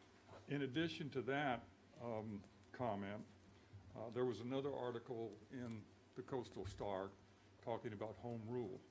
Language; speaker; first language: English; native; English